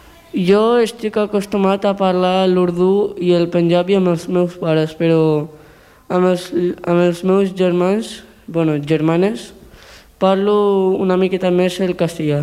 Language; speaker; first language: Catalan; early bilingual, other home language; Punjabi